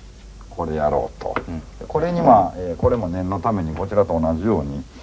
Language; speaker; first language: Japanese; native; Japanese